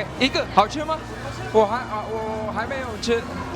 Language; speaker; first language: Chinese; non-native, learner; Indonesian